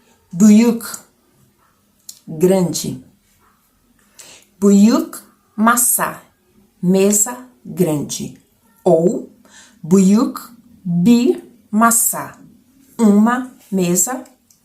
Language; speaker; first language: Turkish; non-native, learner; Portuguese